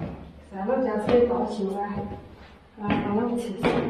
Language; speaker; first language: Chinese; native; Chinese